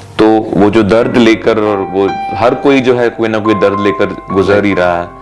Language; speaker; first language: Hindi; native; Hindi